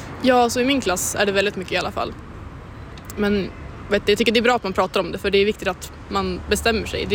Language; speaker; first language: Swedish; native; Swedish